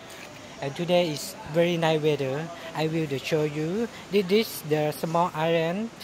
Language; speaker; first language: English; non-native, learner; Thai